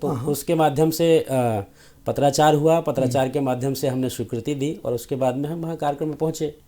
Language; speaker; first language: Hindi; native; Hindi